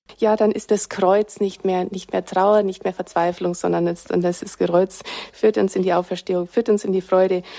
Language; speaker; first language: German; native; German